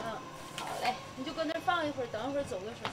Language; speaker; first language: Chinese; native; Chinese